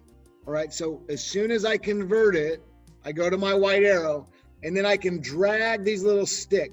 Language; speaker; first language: English; native; English